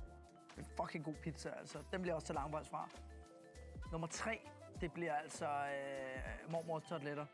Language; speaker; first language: Danish; native; Danish